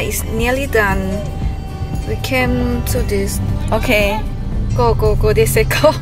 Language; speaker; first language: English; non-native, fluent; Filipino